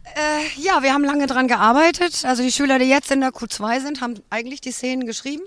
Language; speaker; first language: German; native; German